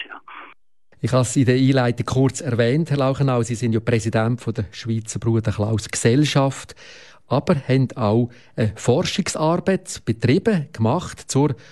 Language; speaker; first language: German; native; German